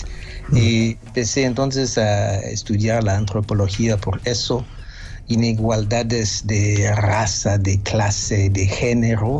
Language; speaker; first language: Spanish; non-native, fluent; French